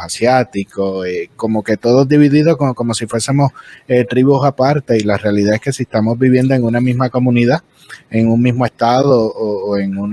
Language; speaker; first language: Spanish; native; Spanish